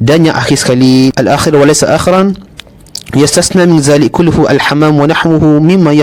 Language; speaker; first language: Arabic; non-native, learner; Malay